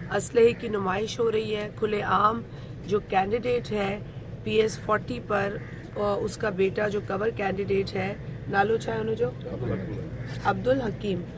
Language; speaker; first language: Urdu; non-native, local second language; Sindhi